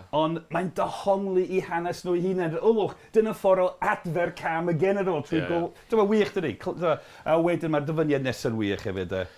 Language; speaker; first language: Welsh; non-native, fluent; English